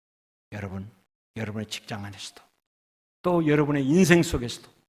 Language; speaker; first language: Korean; native; Korean